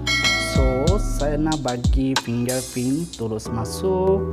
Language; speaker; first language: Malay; non-native, learner; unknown